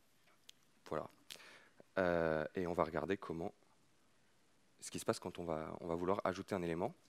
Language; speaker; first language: French; native; French